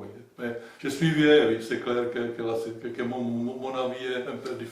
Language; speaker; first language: French; non-native, fluent; Czech